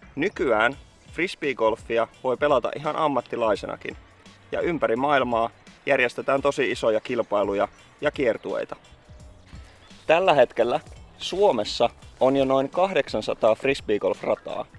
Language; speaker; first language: Finnish; native; Finnish